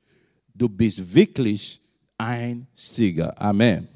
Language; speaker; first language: German; non-native, learner; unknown